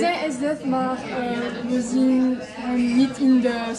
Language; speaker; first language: Dutch; non-native, learner; French